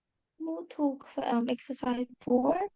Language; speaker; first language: English; non-native, fluent; Khmer